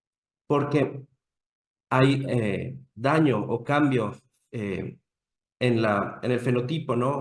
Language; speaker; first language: Spanish; native; Spanish